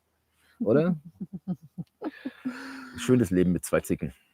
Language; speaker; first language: German; native; German